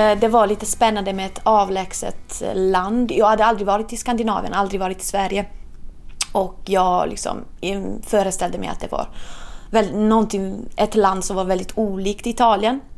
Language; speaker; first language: Swedish; non-native, fluent; Italian